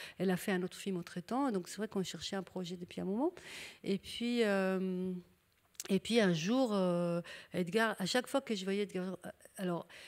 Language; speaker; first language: French; non-native, fluent; Hebrew